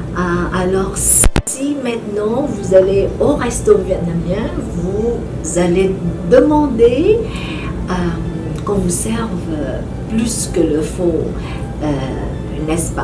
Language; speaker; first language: French; non-native, fluent; Vietnamese